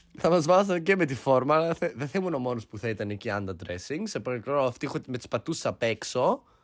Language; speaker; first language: Greek; early bilingual, heritage; Greek